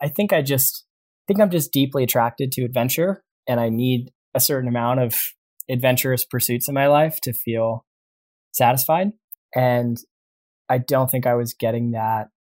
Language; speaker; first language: English; native; English